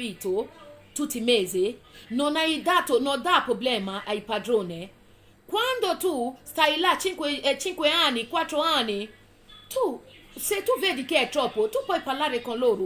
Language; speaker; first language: Italian; non-native, fluent; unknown